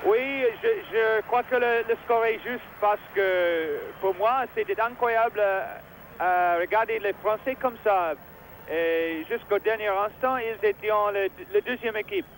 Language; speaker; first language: French; non-native, learner; English